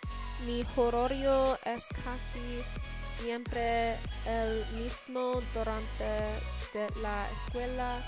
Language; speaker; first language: Spanish; non-native, learner; English